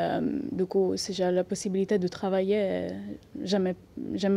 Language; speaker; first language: French; non-native, learner; Italian